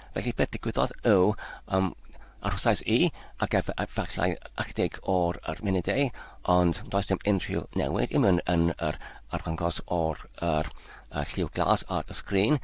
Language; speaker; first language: Welsh; non-native, learner; Polish